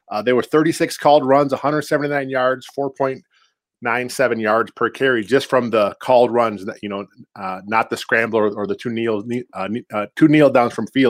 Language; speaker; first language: English; native; English